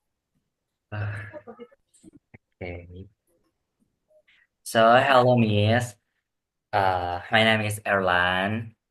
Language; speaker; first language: English; non-native, learner; Indonesian